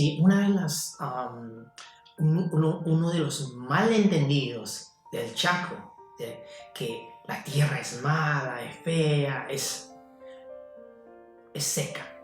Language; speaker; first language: Spanish; non-native, fluent; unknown